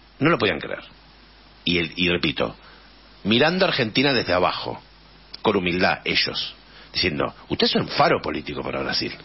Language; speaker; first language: Spanish; native; Spanish